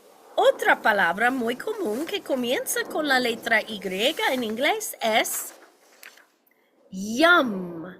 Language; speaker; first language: Spanish; non-native, fluent; English